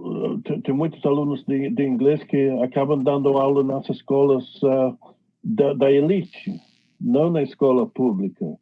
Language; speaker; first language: Portuguese; non-native, fluent; English